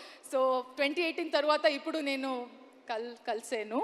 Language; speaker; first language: Telugu; non-native, learner; Tulu